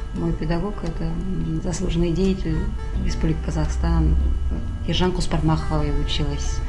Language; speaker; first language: Russian; non-native, local second language; Kazakh